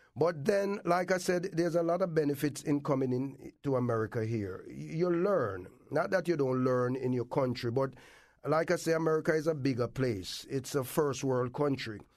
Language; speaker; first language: English; native; English